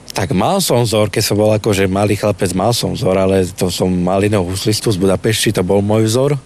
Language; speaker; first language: Slovak; native; Slovak